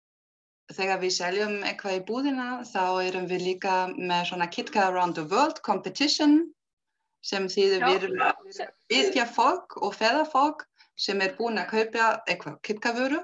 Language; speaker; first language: Icelandic; non-native, learner; German